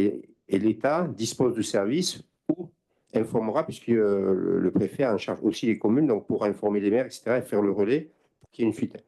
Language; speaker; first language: French; native; French